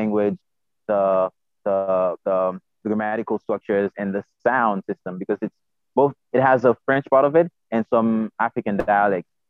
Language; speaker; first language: English; non-native, fluent; Haitian Creole